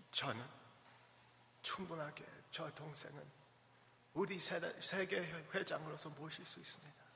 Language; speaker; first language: Korean; early bilingual, heritage; English